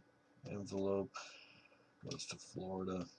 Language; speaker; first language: English; native; English